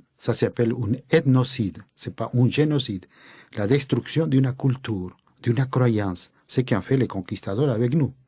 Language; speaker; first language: French; non-native, fluent; Spanish